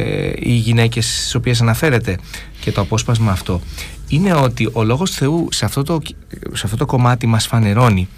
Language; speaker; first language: Greek; native; Greek